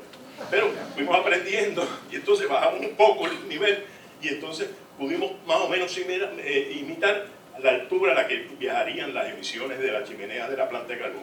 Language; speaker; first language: Spanish; native; Spanish